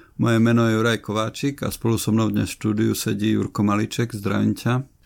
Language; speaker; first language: Slovak; native; Slovak